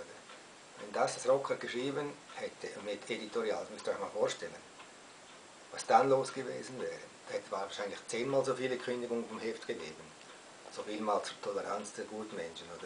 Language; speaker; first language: German; native; German